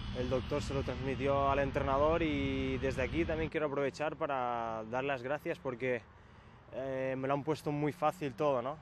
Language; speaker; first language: Spanish; native; Spanish